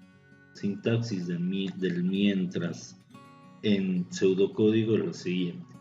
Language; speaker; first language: Spanish; native; Spanish